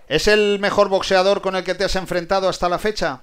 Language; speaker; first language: Spanish; native; Spanish